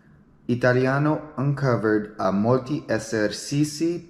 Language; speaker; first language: Italian; non-native, learner; English